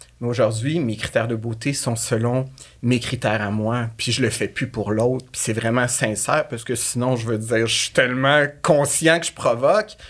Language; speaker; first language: French; native; French